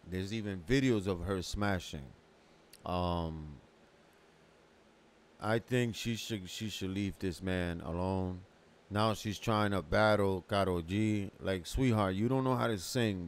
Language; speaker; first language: English; early bilingual, other home language; Spanish